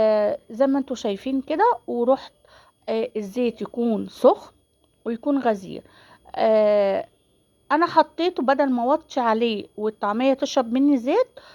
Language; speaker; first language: Arabic; native; Arabic